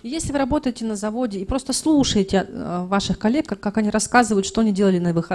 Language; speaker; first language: Russian; native; Russian